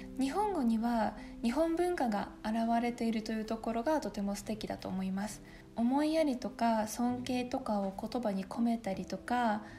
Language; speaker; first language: Japanese; non-native, fluent; Russian